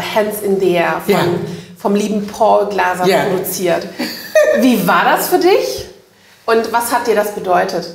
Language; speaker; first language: German; native; German